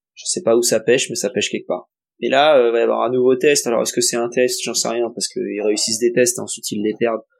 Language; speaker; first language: French; native; French